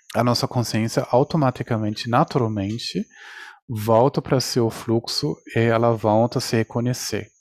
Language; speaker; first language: Portuguese; non-native, fluent; German